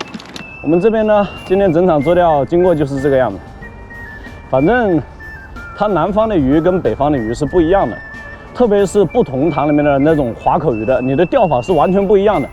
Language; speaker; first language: Chinese; native; Chinese